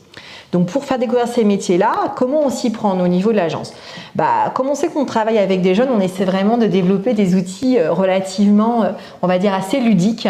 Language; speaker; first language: French; native; French